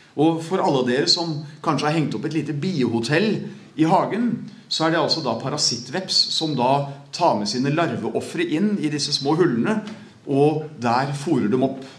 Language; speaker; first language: Norwegian; native; Norwegian